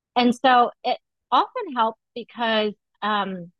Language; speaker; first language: English; native; English